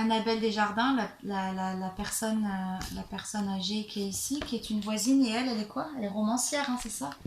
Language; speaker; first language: French; native; French